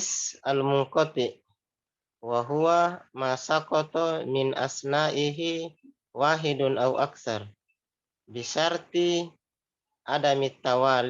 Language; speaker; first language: Arabic; non-native, learner; Indonesian